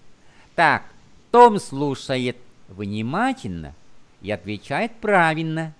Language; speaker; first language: Russian; non-native, fluent; Vietnamese